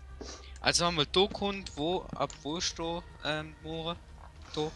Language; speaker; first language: German; native; German